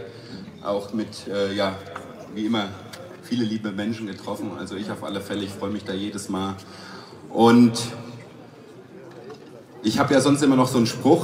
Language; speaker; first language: German; native; German